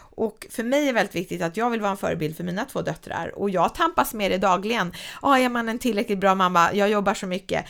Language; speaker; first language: Swedish; native; Swedish